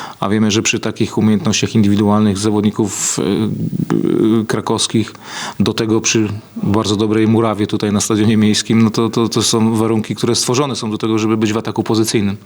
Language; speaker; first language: Polish; native; Polish